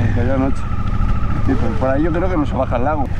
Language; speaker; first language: Spanish; native; Spanish